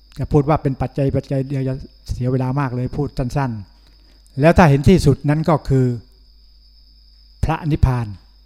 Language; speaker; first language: Thai; native; Thai